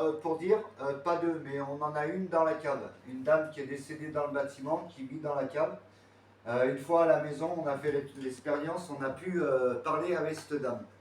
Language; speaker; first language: French; native; French